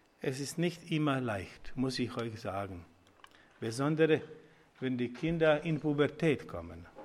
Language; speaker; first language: German; non-native, learner; Croatian